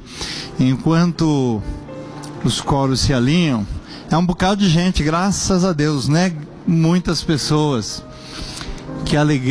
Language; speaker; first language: Portuguese; native; Portuguese